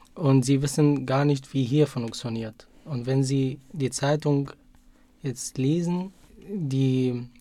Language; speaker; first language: German; non-native, fluent; Arabic